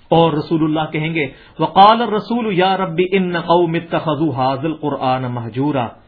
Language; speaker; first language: Urdu; non-native, local second language; Punjabi